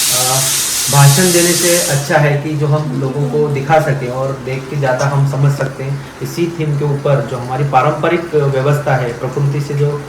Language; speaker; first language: Hindi; non-native, local second language; Marathi